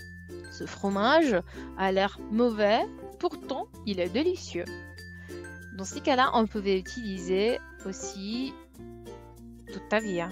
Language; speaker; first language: French; non-native, fluent; Italian